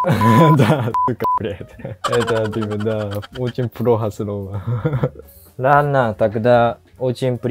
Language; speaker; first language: Russian; non-native, learner; Japanese